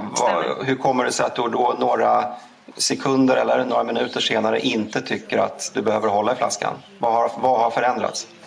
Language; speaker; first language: Swedish; native; Swedish